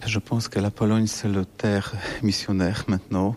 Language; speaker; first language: French; non-native, fluent; Polish